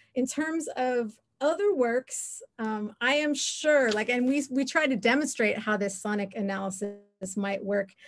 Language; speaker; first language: English; native; English